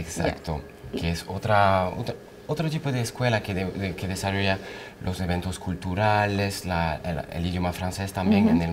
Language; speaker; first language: Spanish; non-native, fluent; French